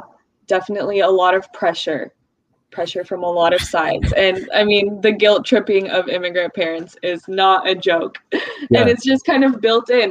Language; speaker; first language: English; early bilingual, other home language; Russian